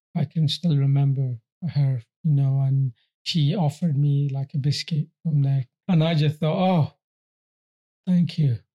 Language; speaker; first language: English; early bilingual, other home language; Persian